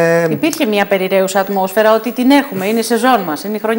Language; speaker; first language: Greek; native; Greek